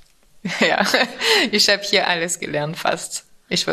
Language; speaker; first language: German; non-native, fluent; French